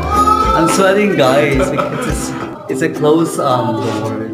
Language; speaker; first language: English; non-native, learner; Filipino